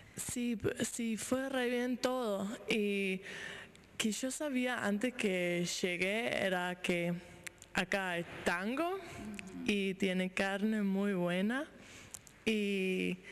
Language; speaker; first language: Spanish; non-native, learner; Danish